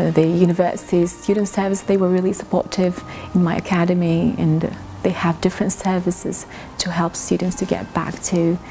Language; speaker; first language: English; non-native, fluent; Kurdish